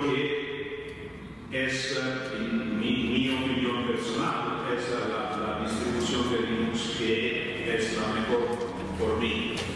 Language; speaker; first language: Spanish; non-native, fluent; Italian